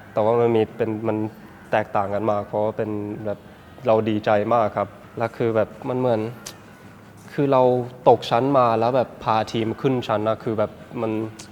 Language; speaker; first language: Thai; early bilingual, heritage; Thai